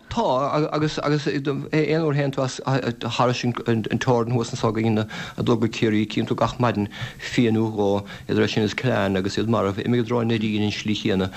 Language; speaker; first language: Irish; native; Irish